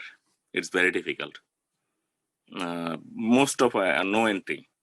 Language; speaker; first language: English; non-native, learner; Bangla